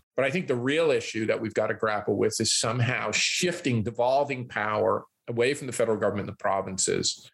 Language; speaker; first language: English; native; English